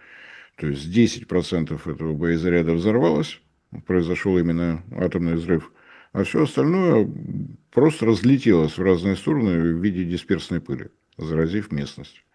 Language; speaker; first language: Russian; native; Russian